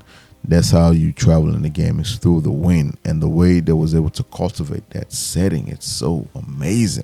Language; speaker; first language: English; native; English